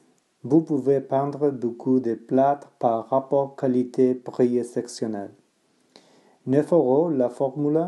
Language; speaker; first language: French; non-native, learner; Spanish